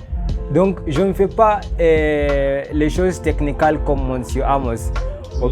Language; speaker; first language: French; non-native, learner; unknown